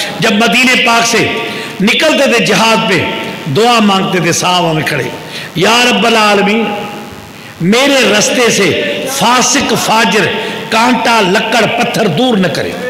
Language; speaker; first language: Urdu; non-native, local second language; Sindhi